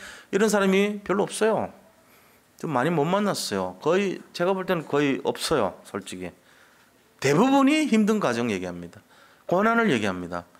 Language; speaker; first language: Korean; native; Korean